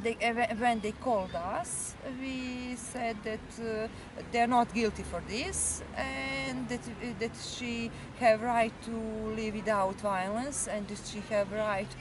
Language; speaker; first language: English; non-native, learner; Serbian